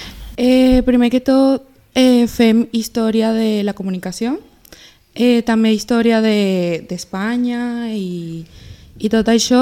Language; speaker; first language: Catalan; early bilingual, other home language; Spanish